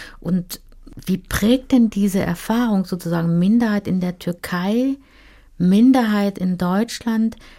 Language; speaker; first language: German; native; German